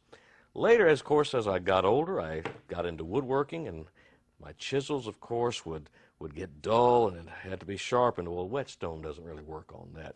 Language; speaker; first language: English; native; English